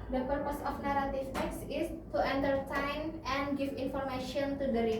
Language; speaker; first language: English; non-native, learner; Indonesian